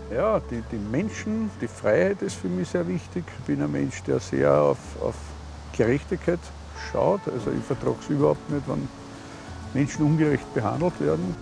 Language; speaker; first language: German; native; German